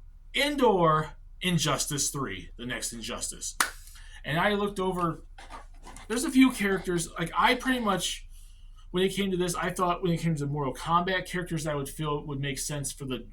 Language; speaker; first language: English; native; English